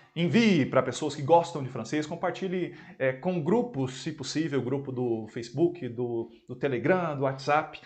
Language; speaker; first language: Portuguese; native; Portuguese